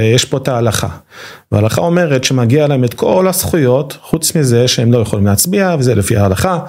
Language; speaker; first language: Hebrew; native; Hebrew